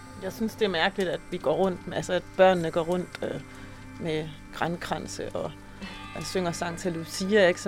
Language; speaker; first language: Danish; native; Danish